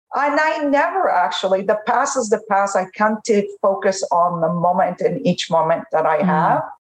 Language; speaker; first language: English; non-native, fluent; Arabic